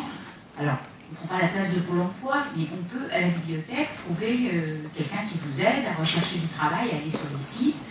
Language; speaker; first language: French; native; French